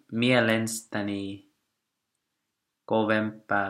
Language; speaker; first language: Finnish; non-native, learner; Vietnamese